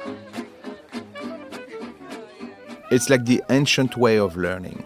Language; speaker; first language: English; non-native, fluent; French